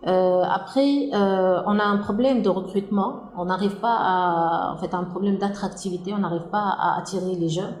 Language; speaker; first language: French; non-native, local second language; Arabic